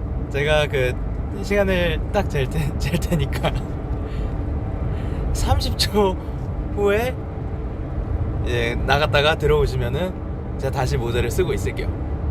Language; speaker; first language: Korean; early bilingual, heritage; Korean